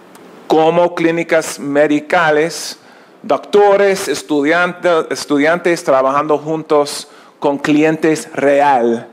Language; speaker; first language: Spanish; non-native, learner; English